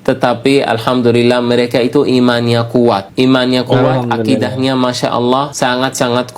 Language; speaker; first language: Indonesian; non-native, fluent; Arabic